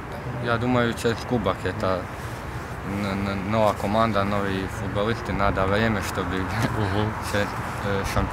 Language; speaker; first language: Russian; non-native, learner; Croatian